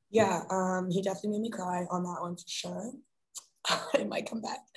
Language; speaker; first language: English; native; English